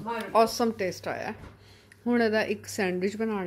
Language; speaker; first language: Swedish; non-native, learner; Punjabi